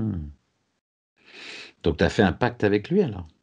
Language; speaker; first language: French; native; French